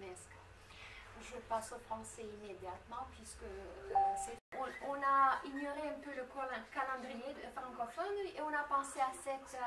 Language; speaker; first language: French; non-native, fluent; Romanian